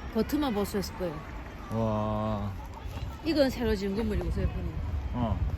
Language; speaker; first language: Korean; early bilingual, heritage; Korean